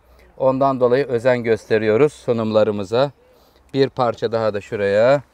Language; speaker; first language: Turkish; native; Turkish